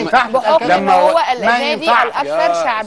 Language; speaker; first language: Arabic; native; Arabic